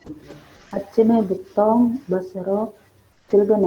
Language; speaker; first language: Korean; non-native, learner; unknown